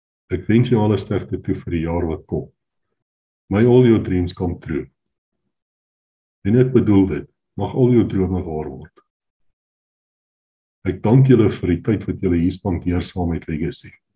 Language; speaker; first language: Afrikaans; native; Afrikaans